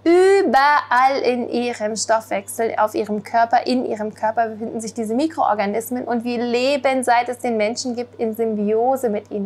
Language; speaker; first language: German; native; German